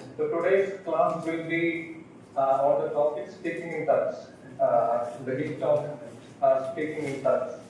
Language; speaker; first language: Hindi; non-native, local second language; Malayalam